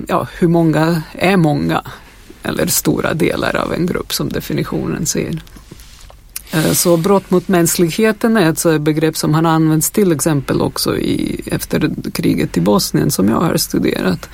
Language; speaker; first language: Swedish; non-native, fluent; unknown